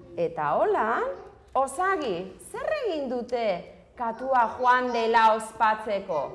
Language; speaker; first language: Basque; native; Basque